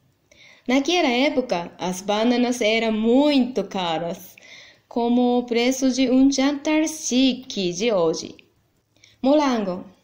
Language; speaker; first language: Portuguese; non-native, learner; Japanese